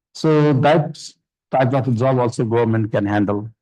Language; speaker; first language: English; non-native, local second language; Nepali